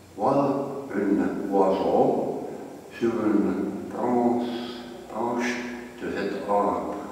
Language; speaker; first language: French; non-native, learner; Estonian